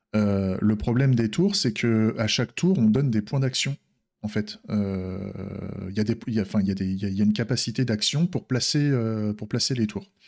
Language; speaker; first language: French; native; French